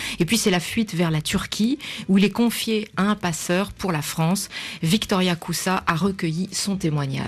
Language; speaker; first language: French; native; French